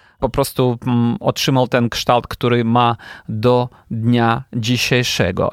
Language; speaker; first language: Polish; non-native, fluent; Ukrainian